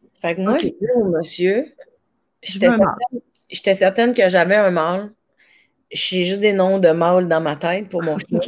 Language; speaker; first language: French; native; French